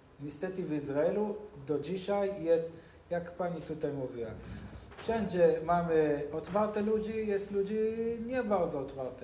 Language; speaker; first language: Polish; non-native, learner; Hebrew